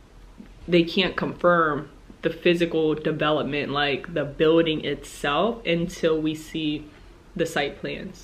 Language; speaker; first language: English; native; English